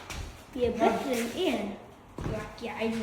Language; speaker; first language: Swedish; early bilingual, other home language; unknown